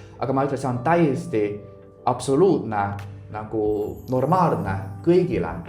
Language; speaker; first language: Estonian; non-native, fluent; Chinese